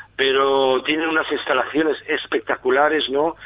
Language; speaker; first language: Spanish; non-native, fluent; German